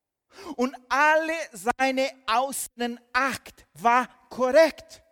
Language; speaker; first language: German; non-native, fluent; Portuguese